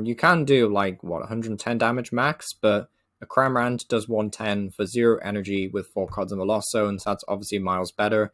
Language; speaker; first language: English; native; English